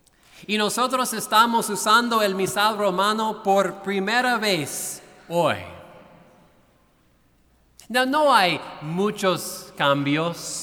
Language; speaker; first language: Spanish; non-native, fluent; English